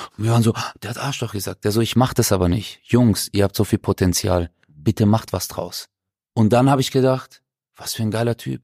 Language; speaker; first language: German; early bilingual, other home language; Turkish